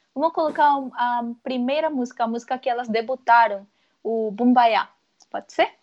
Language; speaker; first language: Portuguese; early bilingual, other home language; Korean